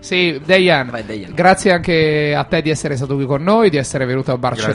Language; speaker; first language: Italian; native; Italian